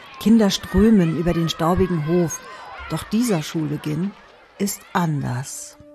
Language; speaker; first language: German; native; German